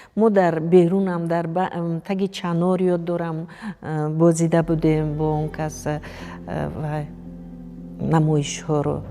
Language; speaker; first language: Tajik; native; Tajik